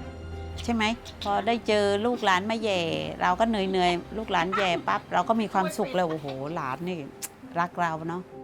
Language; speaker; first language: Thai; native; Thai